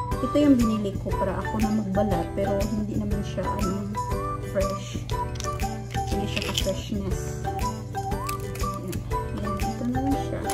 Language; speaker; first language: Filipino; non-native, local second language; Cebuano